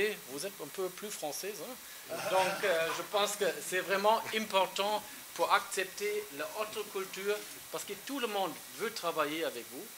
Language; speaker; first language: French; non-native, learner; German